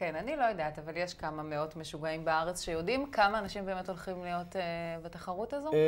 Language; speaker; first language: Hebrew; native; Hebrew